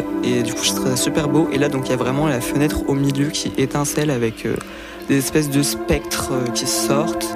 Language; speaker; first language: French; native; French